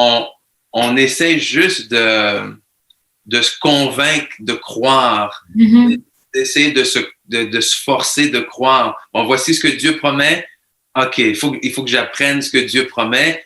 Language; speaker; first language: French; native; French